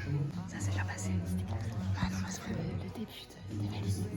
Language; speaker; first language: French; native; French